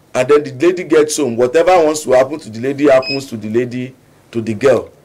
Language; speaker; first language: English; non-native, local second language; Yoruba